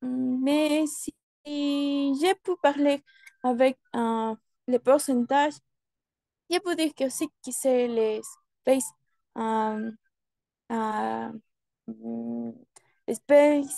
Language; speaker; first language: French; non-native, learner; Spanish